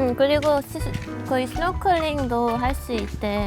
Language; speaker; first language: Korean; non-native, fluent; Dutch